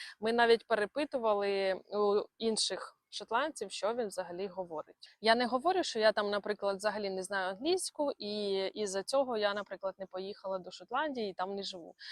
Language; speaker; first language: Ukrainian; non-native, local second language; Russian